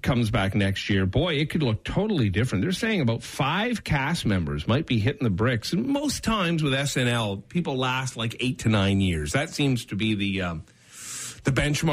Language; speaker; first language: English; native; English